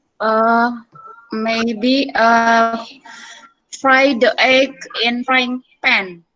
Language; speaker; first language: English; non-native, learner; Indonesian